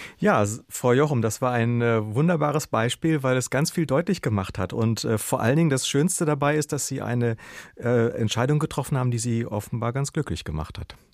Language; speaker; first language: German; native; German